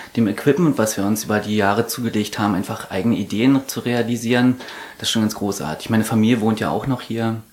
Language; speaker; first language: German; native; German